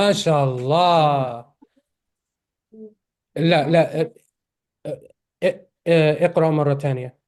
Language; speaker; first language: Arabic; non-native, fluent; English